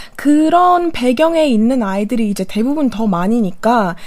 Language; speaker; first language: Korean; non-native, fluent; English